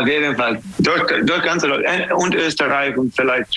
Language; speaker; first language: German; non-native, fluent; English